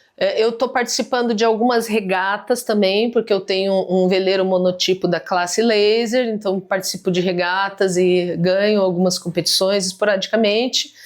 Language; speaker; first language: Portuguese; native; Portuguese